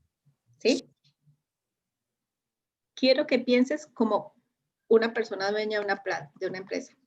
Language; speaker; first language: Spanish; native; Spanish